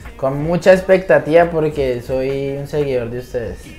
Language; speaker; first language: Spanish; native; Spanish